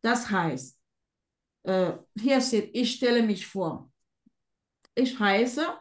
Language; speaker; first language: German; non-native, fluent; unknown